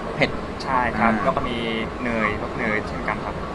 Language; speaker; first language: Thai; non-native, fluent; Korean